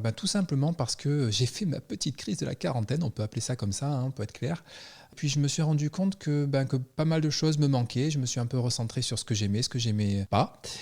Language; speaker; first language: French; native; French